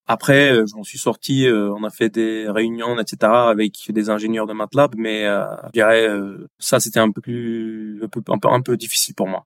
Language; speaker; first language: French; non-native, fluent; Turkish